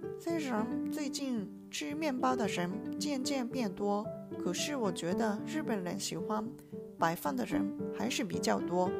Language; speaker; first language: Chinese; non-native, learner; Japanese